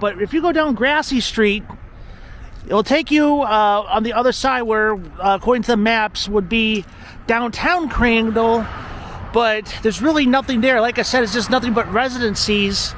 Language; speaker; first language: English; native; English